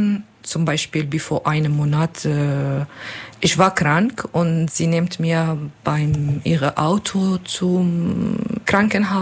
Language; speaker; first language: German; non-native, learner; Kurdish